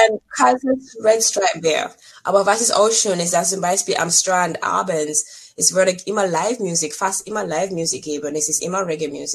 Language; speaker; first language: German; non-native, learner; English